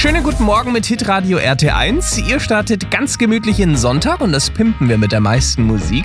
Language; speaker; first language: German; native; German